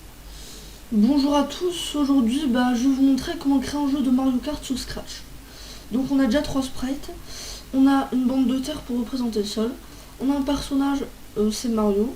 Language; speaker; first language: French; native; French